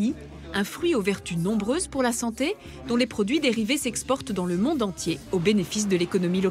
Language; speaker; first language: French; native; French